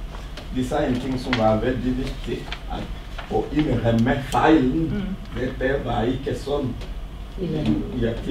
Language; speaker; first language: Norwegian; non-native, learner; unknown